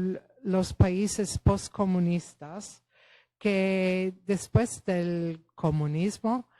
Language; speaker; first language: Spanish; non-native, fluent; Polish